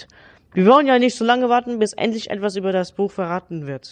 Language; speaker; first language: German; native; German